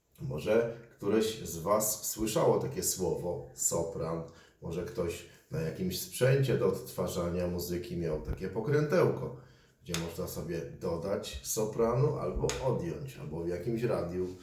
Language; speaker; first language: Polish; native; Polish